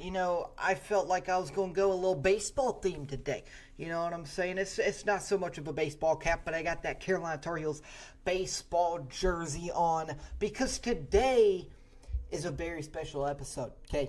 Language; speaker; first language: English; native; English